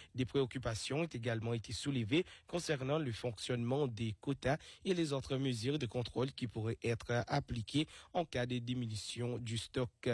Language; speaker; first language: French; non-native, local second language; Seselwa Creole French